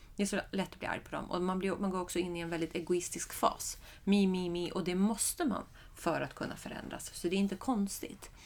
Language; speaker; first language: Swedish; early bilingual, other home language; Persian